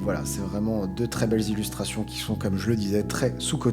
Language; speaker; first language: French; native; French